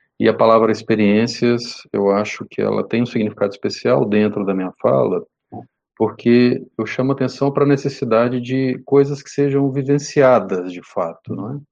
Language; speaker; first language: Portuguese; native; Portuguese